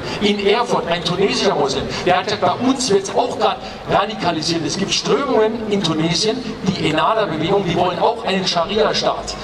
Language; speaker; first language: German; native; German